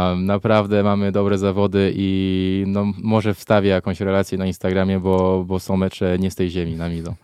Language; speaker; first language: Polish; early bilingual, heritage; Polish